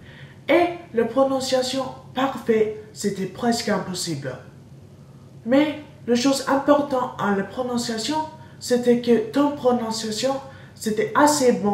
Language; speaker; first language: French; non-native, learner; English